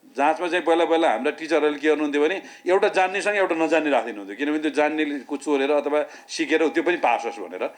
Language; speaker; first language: Nepali; native; Nepali